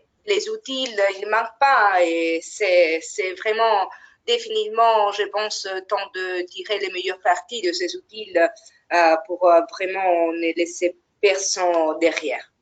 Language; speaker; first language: French; non-native, fluent; Italian